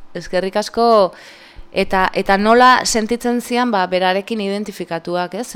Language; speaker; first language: Basque; native; Basque